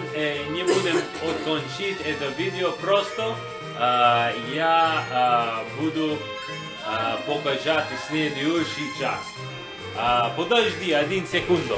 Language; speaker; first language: Russian; non-native, learner; English